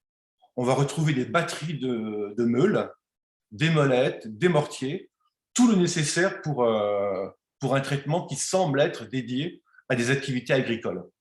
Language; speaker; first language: French; native; French